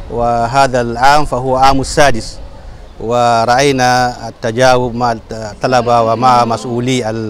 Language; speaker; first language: Arabic; non-native, fluent; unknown